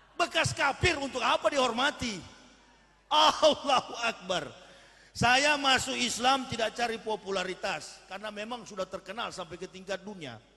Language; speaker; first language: Indonesian; native; Indonesian